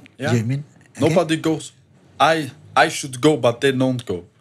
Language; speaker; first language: English; non-native, learner; German